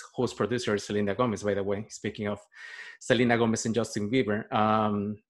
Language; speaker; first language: English; non-native, fluent; Spanish